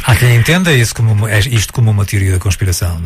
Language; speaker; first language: Portuguese; native; Portuguese